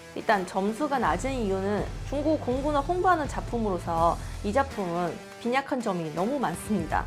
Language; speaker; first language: Korean; non-native, fluent; Chinese